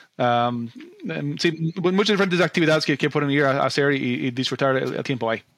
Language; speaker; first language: Spanish; non-native, fluent; English